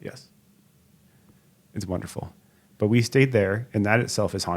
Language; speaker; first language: English; native; English